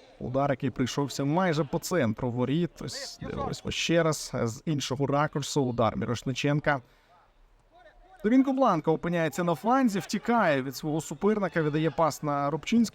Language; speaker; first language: Ukrainian; native; Ukrainian